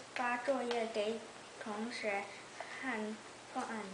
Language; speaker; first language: Chinese; early bilingual, heritage; Chinese